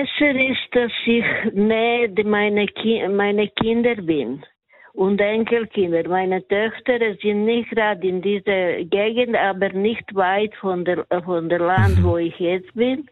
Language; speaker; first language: German; non-native, fluent; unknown